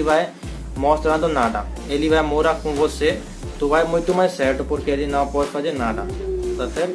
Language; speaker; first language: Portuguese; non-native, learner; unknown